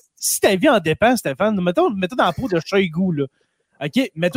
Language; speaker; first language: French; native; French